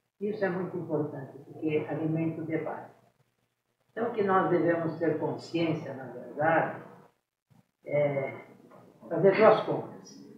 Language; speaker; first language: Portuguese; native; Portuguese